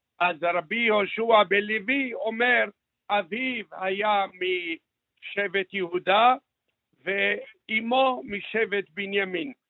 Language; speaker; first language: Hebrew; early bilingual, other home language; Arabic